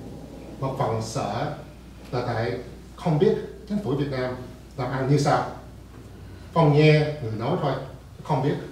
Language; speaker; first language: Vietnamese; early bilingual, heritage; English